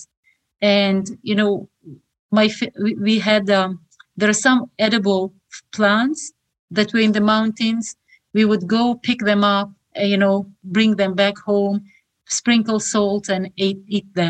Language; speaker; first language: English; non-native, fluent; Shughni